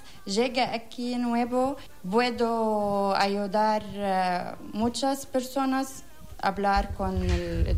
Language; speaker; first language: Spanish; non-native, learner; Arabic